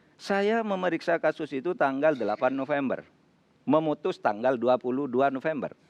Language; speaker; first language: Indonesian; non-native, local second language; Madurese